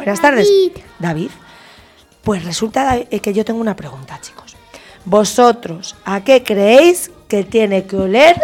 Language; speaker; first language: Spanish; native; Spanish